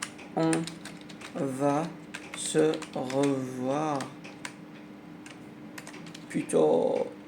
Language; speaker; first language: French; non-native, learner; Arabic